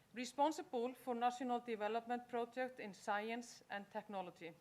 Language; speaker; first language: English; non-native, fluent; Icelandic